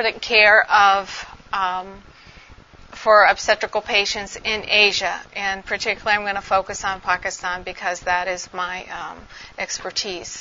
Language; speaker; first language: English; native; English